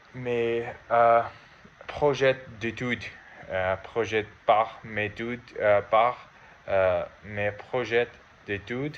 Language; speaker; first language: French; non-native, learner; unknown